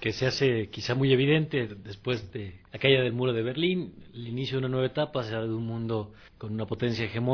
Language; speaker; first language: Spanish; native; Spanish